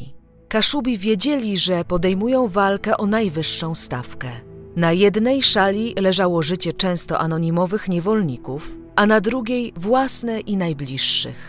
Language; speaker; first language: Polish; native; Polish